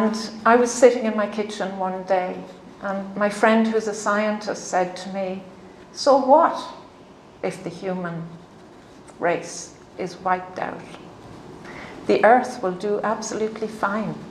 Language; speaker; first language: English; native; English